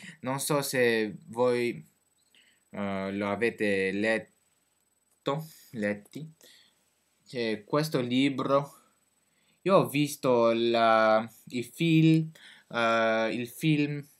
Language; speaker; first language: Italian; non-native, learner; French